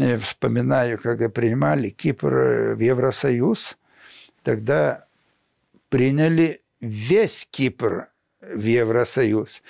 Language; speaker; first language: Russian; non-native, local second language; Lithuanian